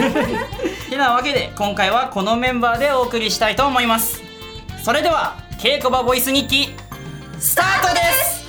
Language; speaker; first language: Japanese; native; Japanese